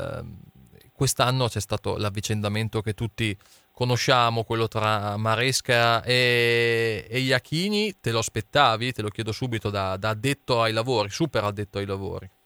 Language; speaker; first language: Italian; native; Italian